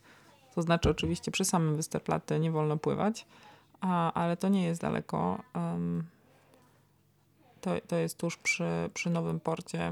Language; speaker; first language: Polish; native; Polish